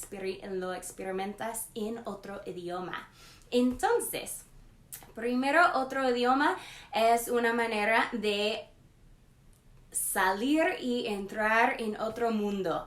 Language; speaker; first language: Spanish; non-native, learner; English